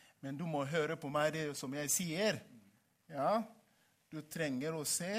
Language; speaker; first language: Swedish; non-native, fluent; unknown